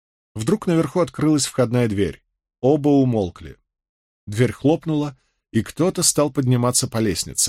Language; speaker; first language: Russian; native; Russian